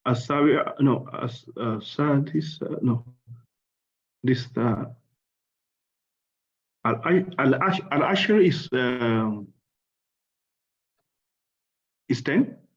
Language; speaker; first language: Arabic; non-native, learner; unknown